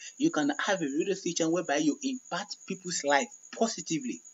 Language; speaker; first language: English; non-native, local second language; Yoruba